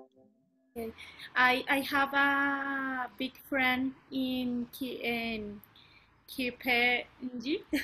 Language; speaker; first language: English; non-native, learner; Spanish